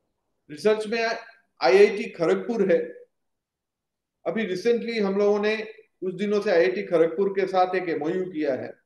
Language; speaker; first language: Hindi; native; Hindi